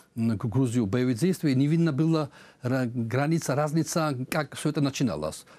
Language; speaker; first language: Russian; non-native, local second language; Georgian